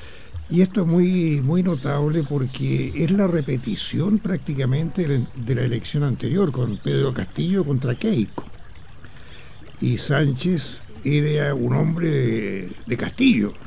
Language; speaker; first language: Spanish; native; Spanish